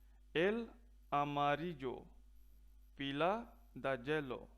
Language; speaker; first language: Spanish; non-native, fluent; Punjabi